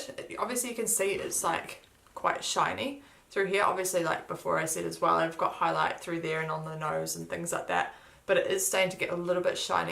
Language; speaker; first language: English; native; English